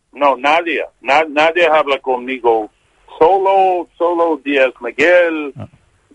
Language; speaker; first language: Spanish; non-native, learner; English